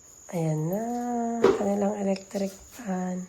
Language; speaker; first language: Filipino; native; Filipino